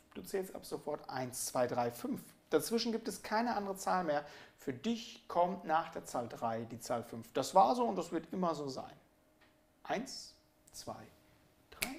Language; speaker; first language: German; native; German